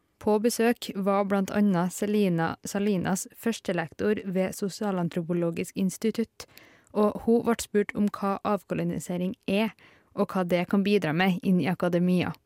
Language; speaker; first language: Norwegian; native; Norwegian